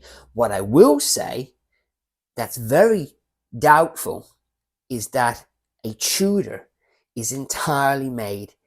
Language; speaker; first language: English; native; English